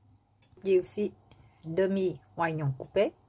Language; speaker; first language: French; non-native, learner; Vietnamese